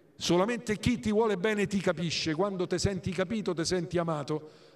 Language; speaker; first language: Italian; native; Italian